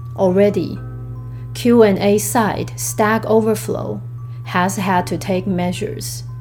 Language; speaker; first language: English; non-native, fluent; Chinese